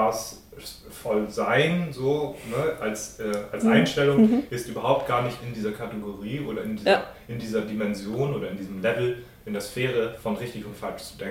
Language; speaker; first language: German; native; German